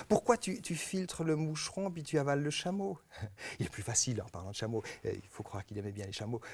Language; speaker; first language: French; native; French